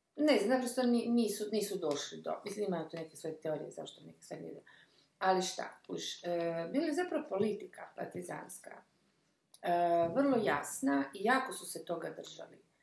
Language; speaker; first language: Croatian; native; Croatian